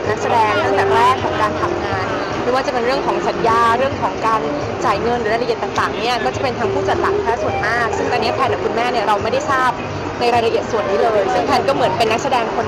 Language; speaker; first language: Thai; native; Thai